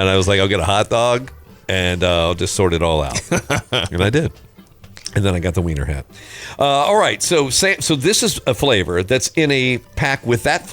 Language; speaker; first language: English; native; English